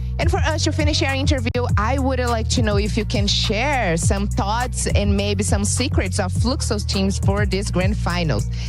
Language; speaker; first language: English; non-native, fluent; Portuguese